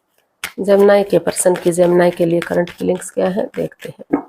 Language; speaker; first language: Hindi; native; Hindi